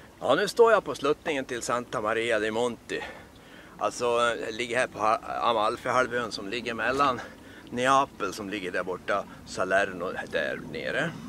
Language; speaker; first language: Swedish; native; Swedish